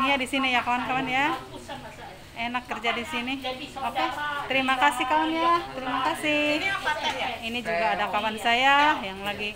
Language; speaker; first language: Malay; non-native, local second language; Sundanese